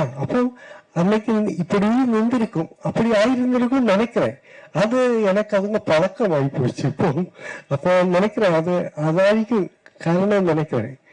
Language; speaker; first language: Tamil; non-native, learner; Malayalam